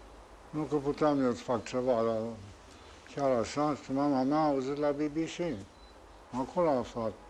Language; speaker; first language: Romanian; non-native, local second language; English